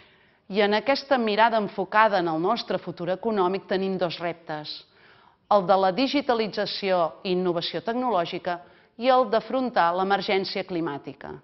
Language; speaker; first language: Catalan; native; Catalan